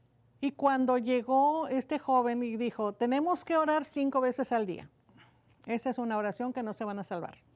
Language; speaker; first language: Spanish; native; Spanish